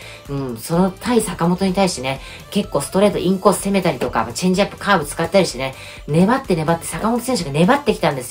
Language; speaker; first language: Japanese; native; Japanese